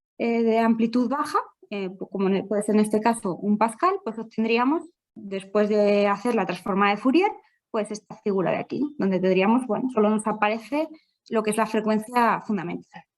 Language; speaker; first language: Spanish; native; Spanish